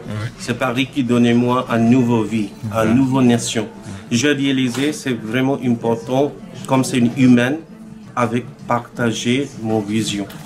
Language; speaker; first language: French; non-native, learner; Bangla